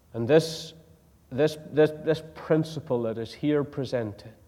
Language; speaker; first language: English; native; English